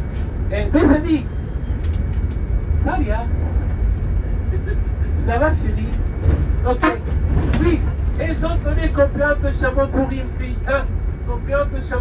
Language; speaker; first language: French; non-native, learner; Arabic